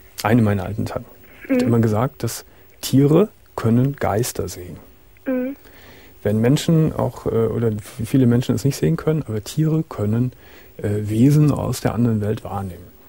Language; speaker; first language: German; native; German